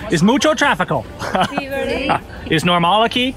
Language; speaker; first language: Spanish; non-native, learner; English